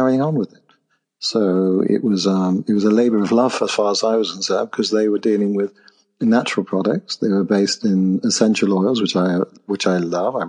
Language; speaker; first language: English; native; English